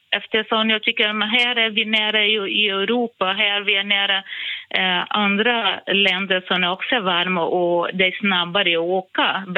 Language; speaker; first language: Swedish; non-native, fluent; Portuguese